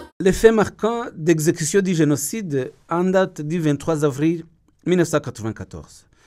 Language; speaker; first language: French; non-native, local second language; Kinyarwanda